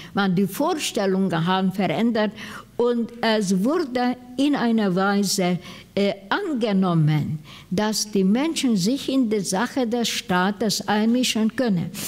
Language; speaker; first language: German; non-native, fluent; Hungarian